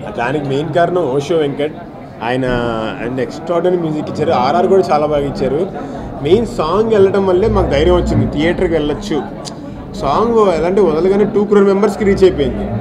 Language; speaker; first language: Telugu; native; Telugu